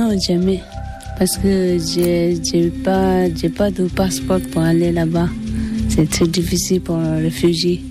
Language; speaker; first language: French; non-native, learner; Tibetan